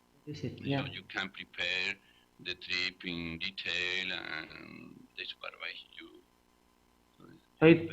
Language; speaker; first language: English; non-native, learner; Spanish